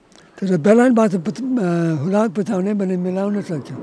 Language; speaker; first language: Nepali; non-native, learner; English